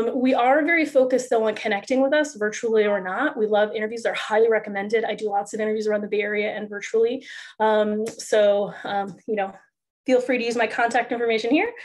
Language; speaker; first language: English; native; English